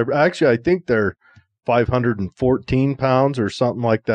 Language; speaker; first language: English; native; English